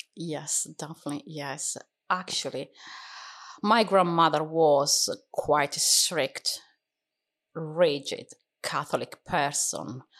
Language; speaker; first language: English; non-native, fluent; Italian